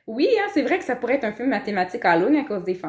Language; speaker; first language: French; native; French